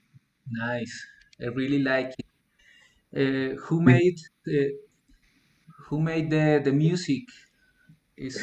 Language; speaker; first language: English; non-native, learner; Spanish